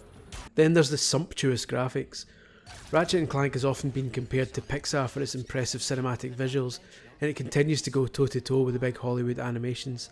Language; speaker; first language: English; native; English